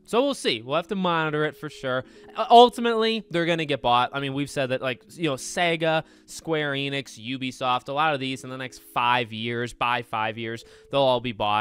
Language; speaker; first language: English; native; English